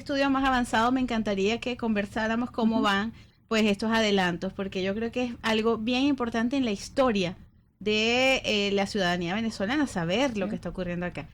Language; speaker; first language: Spanish; native; Spanish